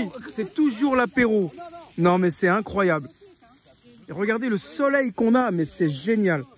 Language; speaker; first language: French; native; French